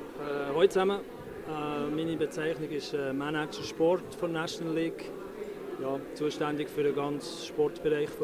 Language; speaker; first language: German; native; German